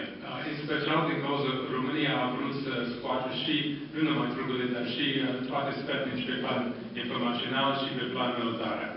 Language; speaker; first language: Romanian; non-native, fluent; English